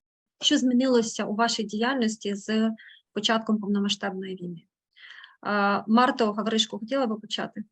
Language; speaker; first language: Ukrainian; native; Ukrainian